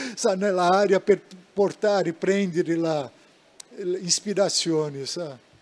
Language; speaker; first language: Italian; non-native, learner; Portuguese